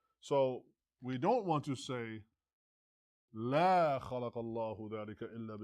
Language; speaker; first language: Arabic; non-native, fluent; English